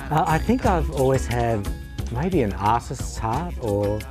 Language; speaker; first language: English; native; English